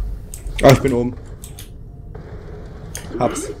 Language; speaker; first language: German; native; German